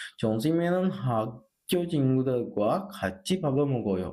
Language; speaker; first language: Korean; non-native, fluent; Sinhala